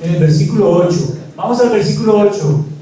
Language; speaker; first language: Spanish; native; Spanish